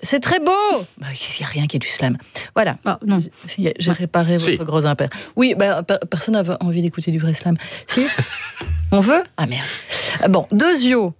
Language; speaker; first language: French; native; French